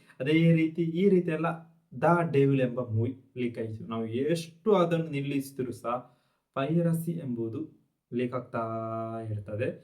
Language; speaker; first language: Kannada; non-native, local second language; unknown